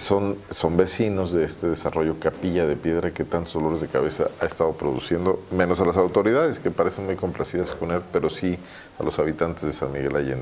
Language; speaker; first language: Spanish; native; Spanish